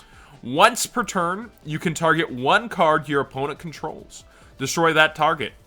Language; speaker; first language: English; native; English